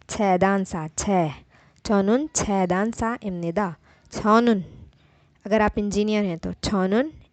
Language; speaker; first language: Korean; non-native, fluent; Urdu